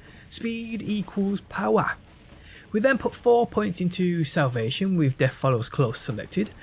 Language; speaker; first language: English; native; English